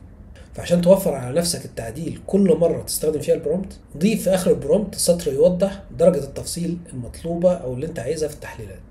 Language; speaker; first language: Arabic; native; Arabic